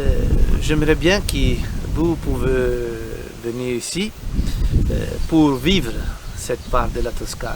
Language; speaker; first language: French; non-native, learner; Italian